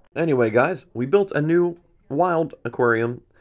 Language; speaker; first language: English; native; English